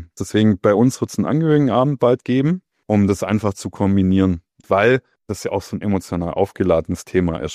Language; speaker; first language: German; native; German